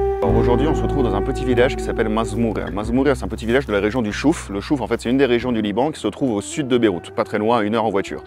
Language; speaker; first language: French; native; French